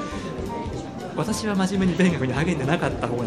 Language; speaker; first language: Japanese; native; Japanese